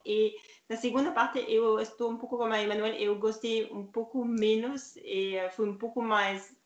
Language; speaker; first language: Portuguese; non-native, learner; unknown